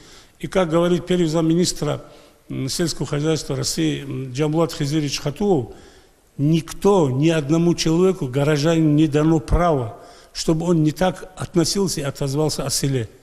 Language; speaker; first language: Russian; native; Russian